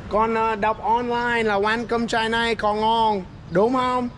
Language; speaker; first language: Vietnamese; non-native, fluent; English